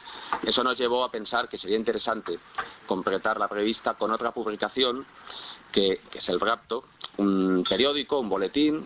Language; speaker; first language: Spanish; native; Spanish